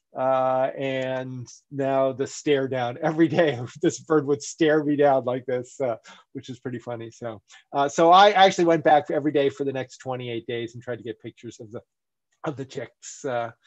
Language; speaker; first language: English; native; English